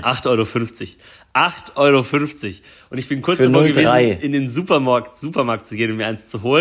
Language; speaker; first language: German; native; German